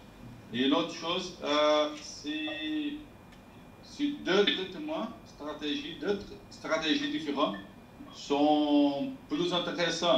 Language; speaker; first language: French; non-native, learner; Portuguese